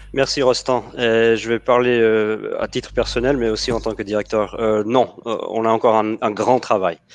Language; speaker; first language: French; non-native, fluent; English